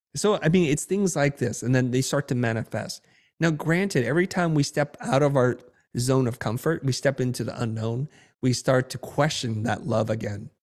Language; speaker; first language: English; early bilingual, other home language; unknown